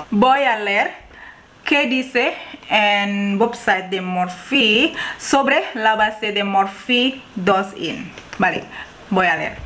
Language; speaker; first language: Spanish; non-native, learner; Indonesian